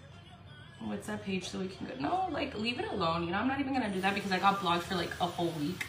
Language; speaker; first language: English; early bilingual, other home language; Spanish